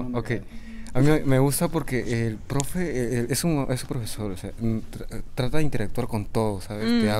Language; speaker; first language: Spanish; native; Spanish